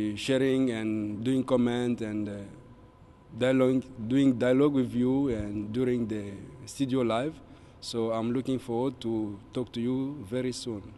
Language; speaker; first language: English; non-native, fluent; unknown